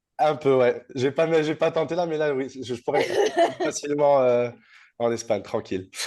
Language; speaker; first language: French; native; French